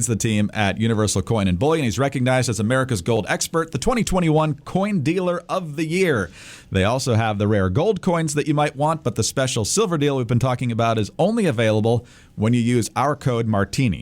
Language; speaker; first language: English; native; English